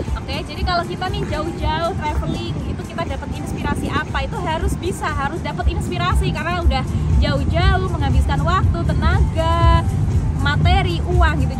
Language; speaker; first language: Indonesian; native; Indonesian